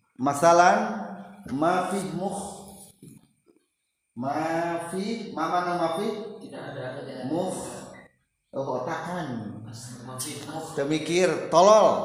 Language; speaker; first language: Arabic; non-native, fluent; Indonesian